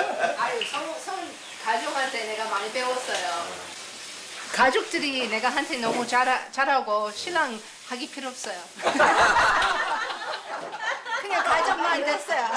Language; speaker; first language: Korean; non-native, learner; English